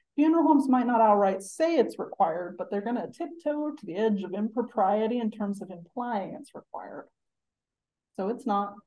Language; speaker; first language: English; native; English